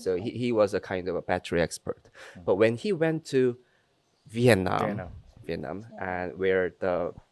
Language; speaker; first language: English; non-native, fluent; Korean